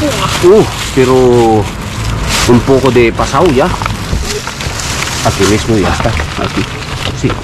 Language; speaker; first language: Spanish; non-native, learner; Filipino